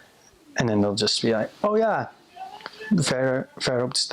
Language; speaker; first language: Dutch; non-native, fluent; English